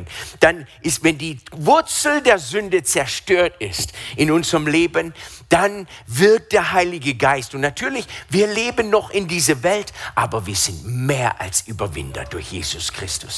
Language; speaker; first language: German; non-native, fluent; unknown